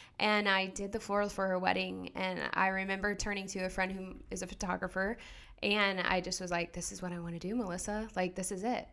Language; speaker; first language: English; native; English